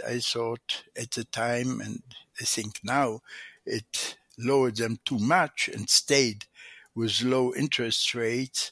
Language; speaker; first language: English; non-native, fluent; Hebrew